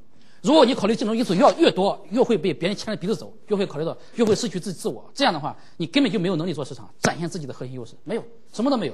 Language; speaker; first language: Chinese; native; Chinese